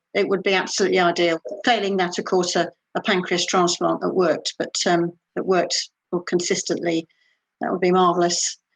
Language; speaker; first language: English; native; English